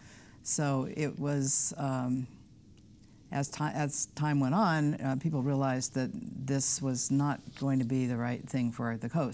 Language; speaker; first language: English; native; English